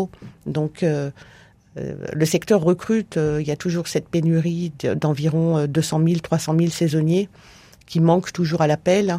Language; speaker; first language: French; native; French